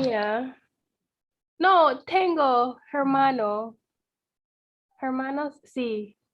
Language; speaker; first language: Spanish; non-native, learner; English